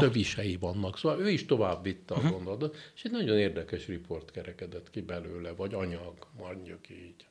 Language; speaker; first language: Hungarian; native; Hungarian